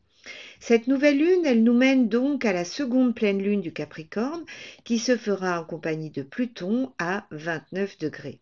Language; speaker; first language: French; native; French